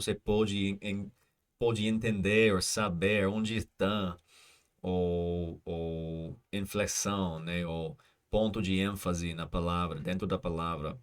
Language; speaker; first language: Portuguese; non-native, learner; English